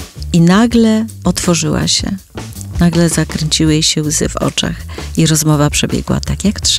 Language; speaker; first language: Polish; native; Polish